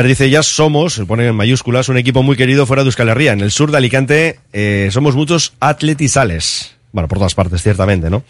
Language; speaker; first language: Spanish; native; Spanish